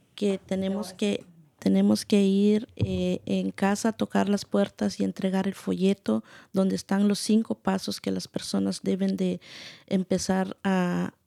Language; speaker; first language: Spanish; native; Spanish